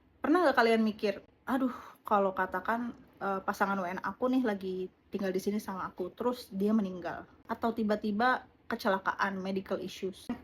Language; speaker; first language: Indonesian; native; Indonesian